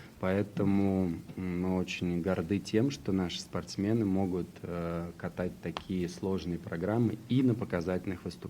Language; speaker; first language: Russian; native; Russian